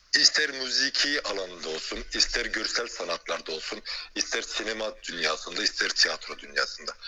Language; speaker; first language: Turkish; early bilingual, heritage; Turkish